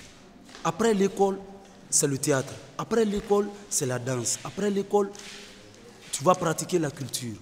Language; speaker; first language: French; non-native, fluent; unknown